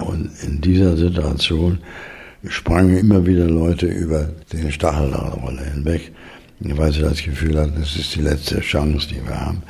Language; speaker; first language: German; native; German